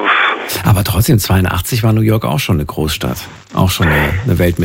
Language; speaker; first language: German; native; German